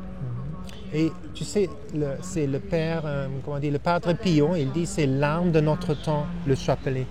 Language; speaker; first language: French; non-native, fluent; German